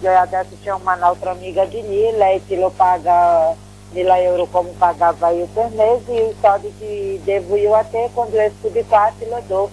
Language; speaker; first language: Italian; non-native, learner; Portuguese